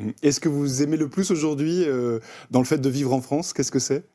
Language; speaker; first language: French; native; French